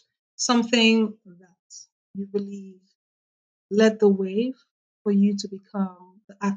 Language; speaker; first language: English; non-native, local second language; Yoruba